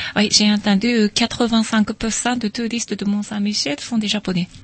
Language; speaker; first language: French; non-native, learner; Japanese